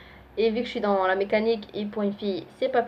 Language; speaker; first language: French; native; French